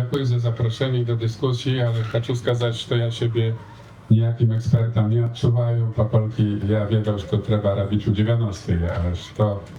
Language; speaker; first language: Polish; non-native, learner; Belarusian